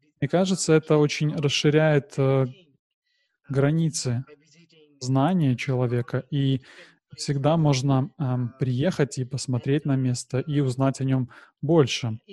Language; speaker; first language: Russian; non-native, learner; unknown